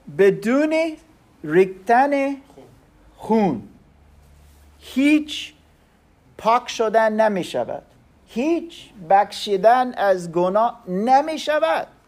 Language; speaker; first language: Persian; non-native, learner; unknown